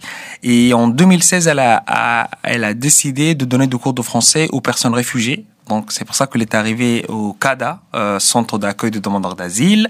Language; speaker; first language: French; non-native, fluent; Arabic